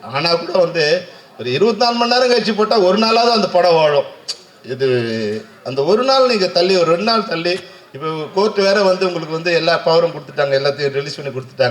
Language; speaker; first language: Tamil; native; Tamil